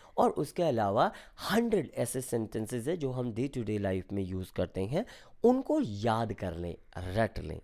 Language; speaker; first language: Hindi; native; Hindi